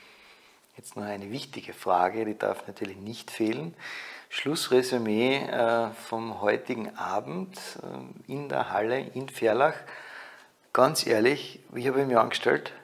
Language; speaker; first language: German; native; German